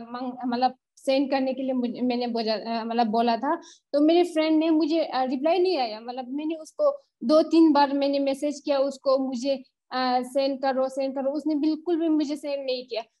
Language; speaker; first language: Hindi; native; Hindi